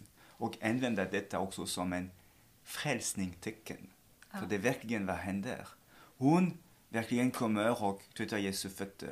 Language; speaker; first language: Swedish; non-native, fluent; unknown